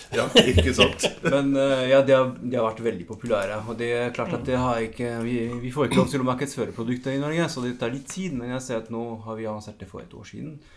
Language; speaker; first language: Norwegian; non-native, fluent; French